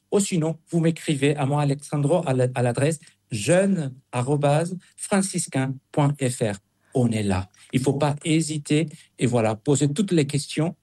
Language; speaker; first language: French; non-native, fluent; Spanish